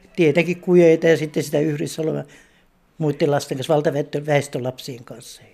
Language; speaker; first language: Finnish; native; Finnish